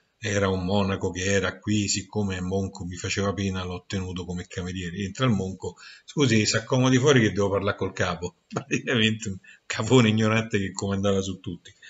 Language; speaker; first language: Italian; native; Italian